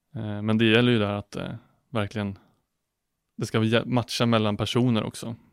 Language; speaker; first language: Swedish; native; Swedish